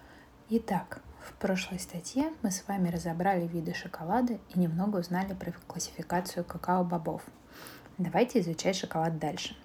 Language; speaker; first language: Russian; native; Russian